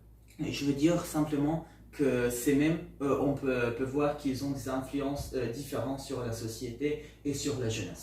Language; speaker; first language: French; non-native, learner; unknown